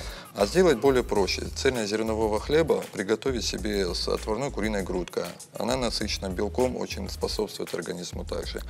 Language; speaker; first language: Russian; native; Russian